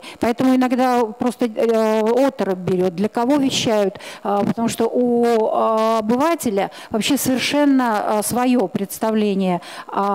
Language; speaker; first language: Russian; native; Russian